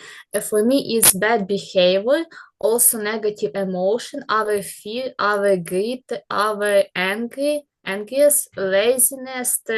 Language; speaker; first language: English; non-native, learner; Ukrainian